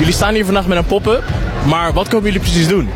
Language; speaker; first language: Dutch; native; Dutch